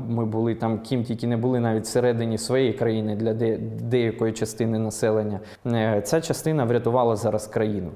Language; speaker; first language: Ukrainian; non-native, local second language; Russian